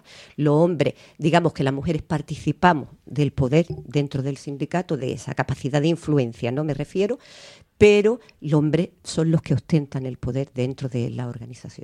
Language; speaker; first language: Spanish; native; Spanish